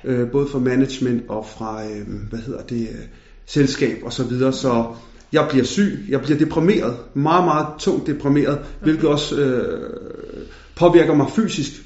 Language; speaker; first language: Danish; early bilingual, other home language; Punjabi